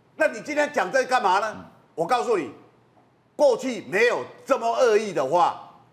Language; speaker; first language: Chinese; native; Chinese